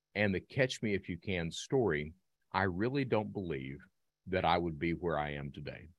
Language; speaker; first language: English; native; English